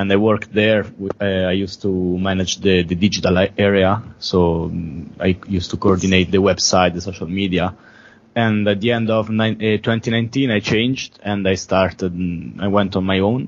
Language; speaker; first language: English; non-native, fluent; Italian